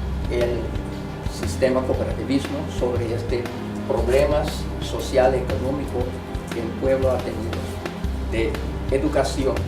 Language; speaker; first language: Spanish; non-native, learner; Papiamento